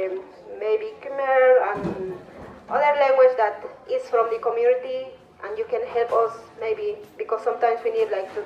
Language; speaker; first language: English; non-native, learner; Spanish